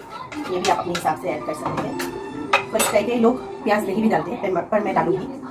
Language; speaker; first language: Hindi; native; Hindi